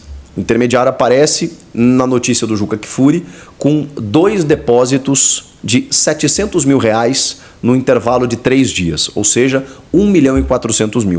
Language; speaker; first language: Portuguese; native; Portuguese